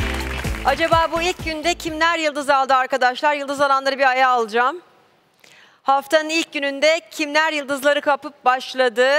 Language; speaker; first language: Turkish; native; Turkish